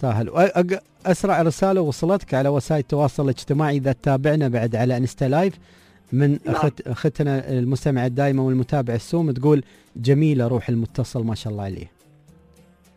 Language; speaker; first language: Arabic; native; Arabic